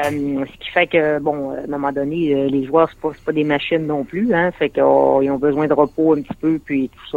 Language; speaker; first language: French; native; French